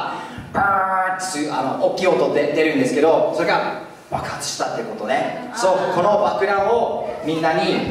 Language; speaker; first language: Japanese; native; Japanese